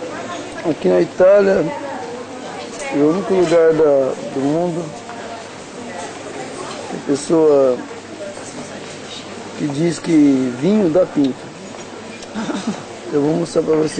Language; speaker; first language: Portuguese; native; Portuguese